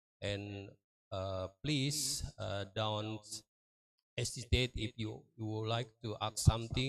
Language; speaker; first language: English; non-native, learner; Indonesian